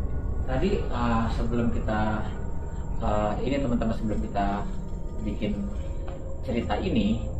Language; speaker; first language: Indonesian; native; Indonesian